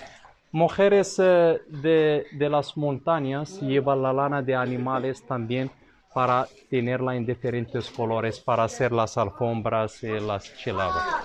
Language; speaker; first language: Spanish; non-native, fluent; Arabic